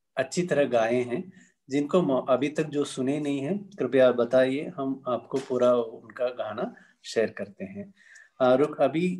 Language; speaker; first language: Hindi; non-native, local second language; Tamil